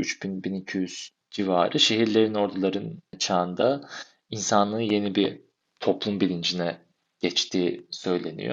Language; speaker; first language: Turkish; native; Turkish